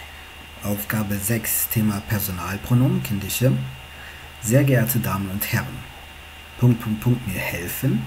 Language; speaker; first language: German; non-native, fluent; Tigrinya